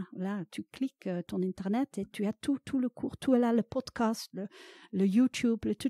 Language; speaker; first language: French; non-native, fluent; Dutch